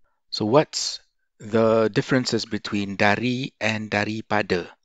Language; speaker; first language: English; non-native, local second language; Malay